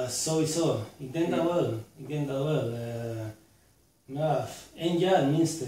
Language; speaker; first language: Dutch; non-native, fluent; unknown